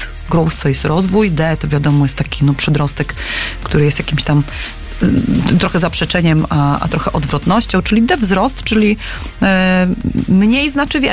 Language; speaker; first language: Polish; native; Polish